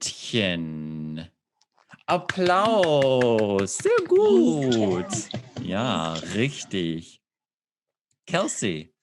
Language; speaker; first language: German; non-native, fluent; English